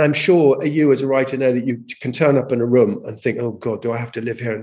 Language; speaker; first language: English; native; English